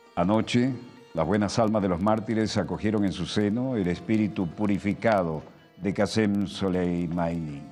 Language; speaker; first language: Spanish; native; Spanish